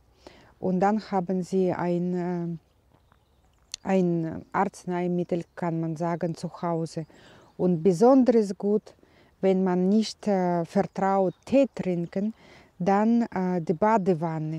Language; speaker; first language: German; non-native, learner; Russian